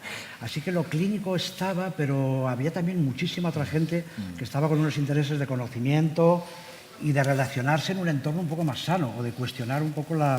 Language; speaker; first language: Spanish; native; Spanish